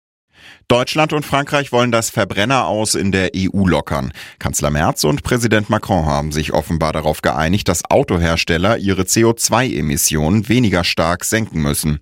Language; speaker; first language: German; native; German